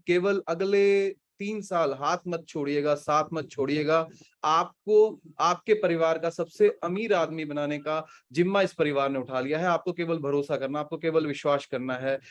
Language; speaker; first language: Hindi; native; Hindi